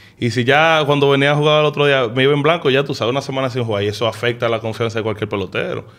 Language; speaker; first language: Spanish; early bilingual, heritage; Spanish